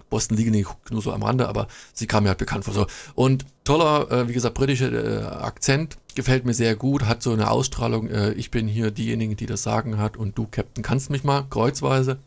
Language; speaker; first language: German; native; German